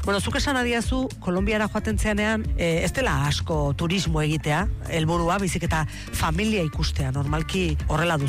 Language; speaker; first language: Basque; native; Basque